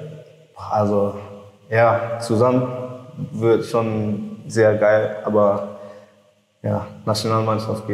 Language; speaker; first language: German; early bilingual, heritage; English